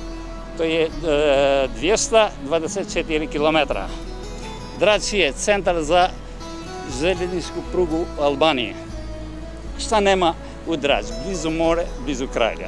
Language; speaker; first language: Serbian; non-native, learner; Albanian